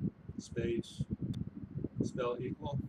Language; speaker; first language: English; native; English